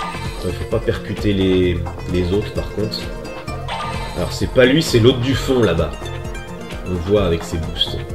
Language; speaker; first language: French; native; French